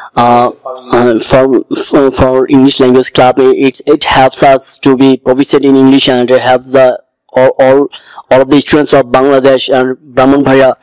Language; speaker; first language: English; non-native, local second language; Bangla